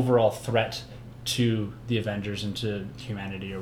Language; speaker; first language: English; native; English